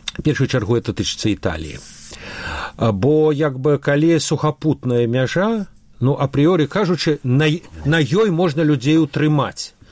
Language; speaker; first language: Belarusian; non-native, local second language; Russian